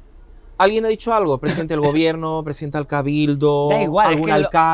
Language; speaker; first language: Spanish; native; Spanish